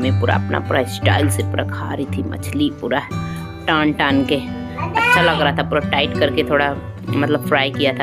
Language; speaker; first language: Hindi; native; Hindi